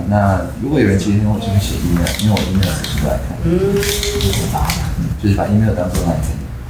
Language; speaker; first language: Chinese; native; Chinese